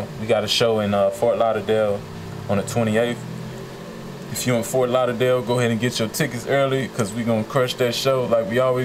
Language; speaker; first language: English; native; English